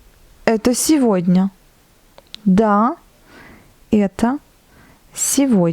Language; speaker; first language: Russian; non-native, fluent; French